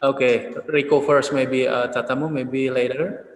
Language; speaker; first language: English; non-native, learner; Indonesian